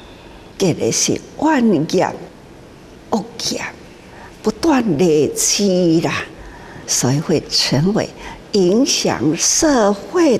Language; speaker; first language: Chinese; non-native, local second language; Min Nan Chinese